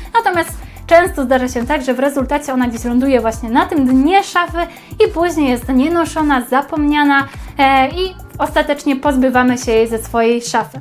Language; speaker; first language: Polish; native; Polish